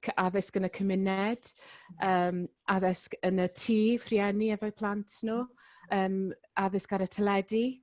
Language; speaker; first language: Welsh; non-native, local second language; English